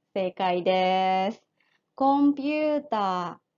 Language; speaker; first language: Japanese; non-native, fluent; Indonesian